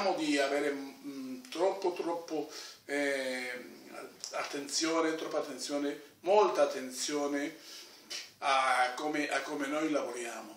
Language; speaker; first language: Italian; non-native, fluent; Spanish